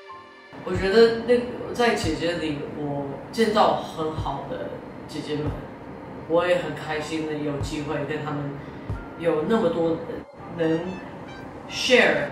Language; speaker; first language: Chinese; non-native, fluent; English